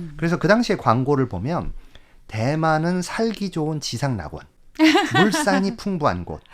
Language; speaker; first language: Korean; native; Korean